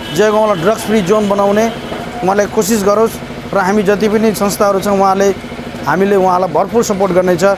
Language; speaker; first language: Nepali; native; Nepali